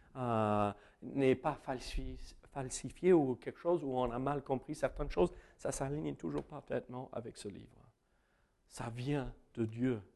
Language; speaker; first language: French; non-native, fluent; English